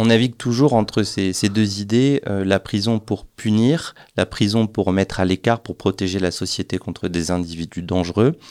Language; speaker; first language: French; native; French